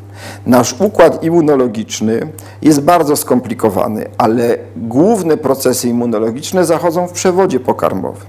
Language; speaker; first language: Polish; native; Polish